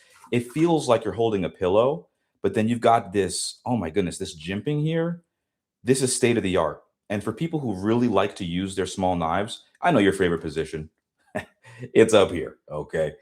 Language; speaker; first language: English; native; English